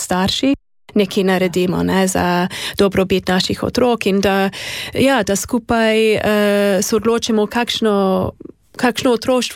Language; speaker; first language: Slovenian; non-native, fluent; English